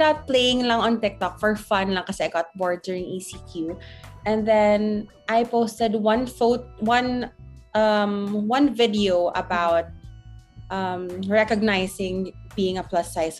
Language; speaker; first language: English; non-native, local second language; Hiligaynon